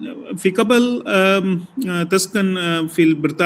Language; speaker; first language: Arabic; non-native, learner; Urdu